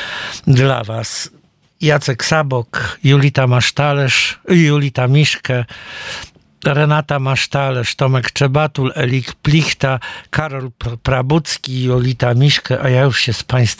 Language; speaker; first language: Polish; native; Polish